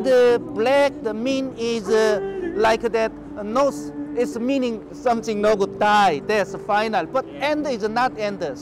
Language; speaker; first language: English; non-native, learner; Korean